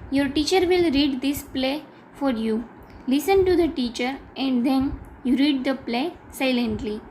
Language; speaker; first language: English; non-native, local second language; Gujarati